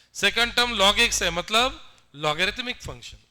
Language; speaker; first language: Hindi; non-native, local second language; Marathi